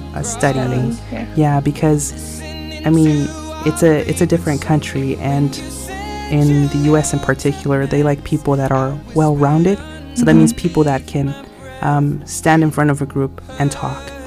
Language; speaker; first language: English; native; English